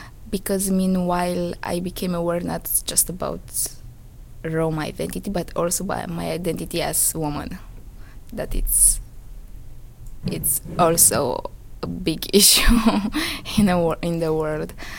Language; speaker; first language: English; non-native, fluent; Romanian